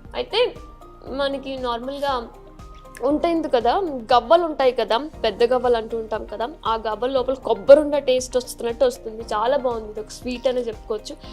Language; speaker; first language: Telugu; native; Telugu